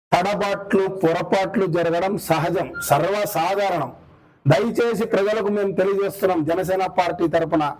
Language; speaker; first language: Telugu; native; Telugu